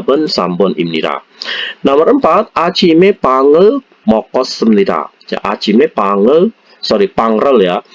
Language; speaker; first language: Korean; non-native, fluent; Indonesian